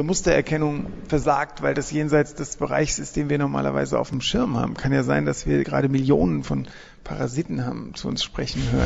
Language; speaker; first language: German; native; German